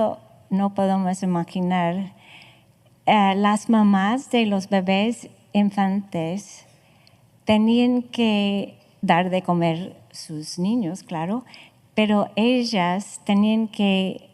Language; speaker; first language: Spanish; non-native, fluent; English